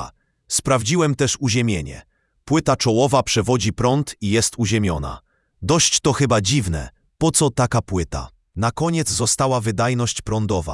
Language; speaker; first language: Polish; native; Polish